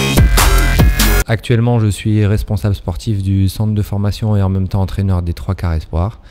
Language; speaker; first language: French; native; French